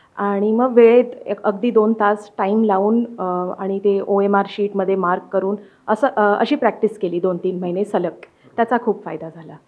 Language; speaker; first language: Marathi; native; Marathi